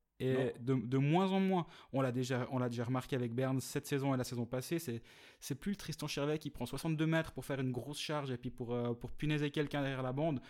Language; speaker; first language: French; native; French